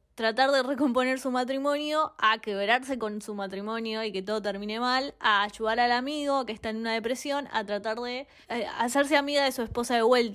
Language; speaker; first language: Spanish; native; Spanish